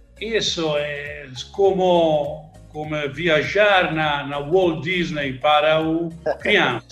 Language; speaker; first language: Portuguese; non-native, learner; Italian